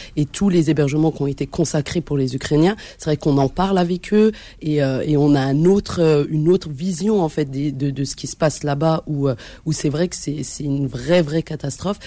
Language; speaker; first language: French; early bilingual, other home language; Arabic